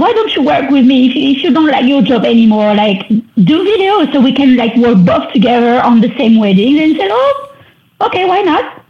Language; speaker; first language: English; non-native, fluent; French